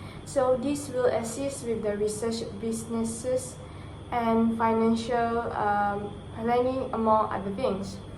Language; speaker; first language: English; non-native, local second language; Malay